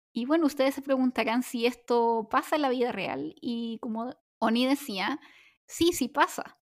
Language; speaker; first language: Spanish; native; Spanish